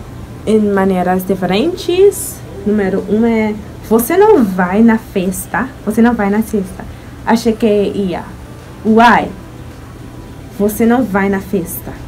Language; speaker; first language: Portuguese; non-native, learner; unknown